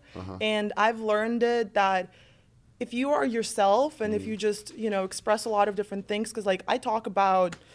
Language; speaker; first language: English; non-native, fluent; Russian